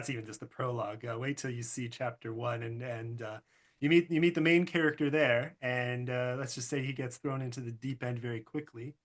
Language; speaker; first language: English; native; English